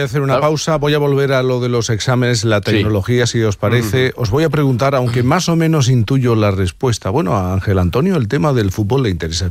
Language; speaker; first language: Spanish; native; Spanish